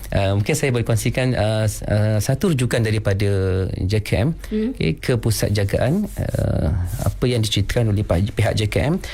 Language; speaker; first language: Malay; native; Malay